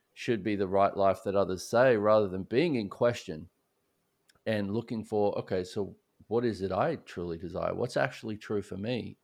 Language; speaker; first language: English; native; English